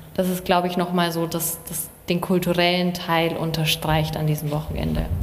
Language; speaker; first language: German; native; German